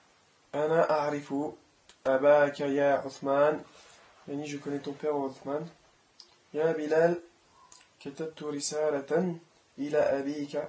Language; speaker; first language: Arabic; non-native, learner; French